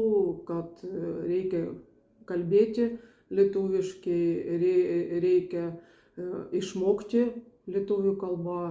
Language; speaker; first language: Lithuanian; non-native, learner; Ukrainian